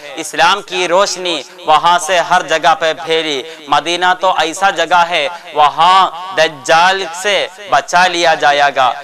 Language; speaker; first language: Urdu; non-native, local second language; Malayalam